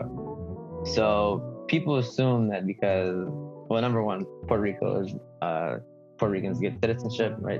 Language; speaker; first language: English; early bilingual, other home language; Spanish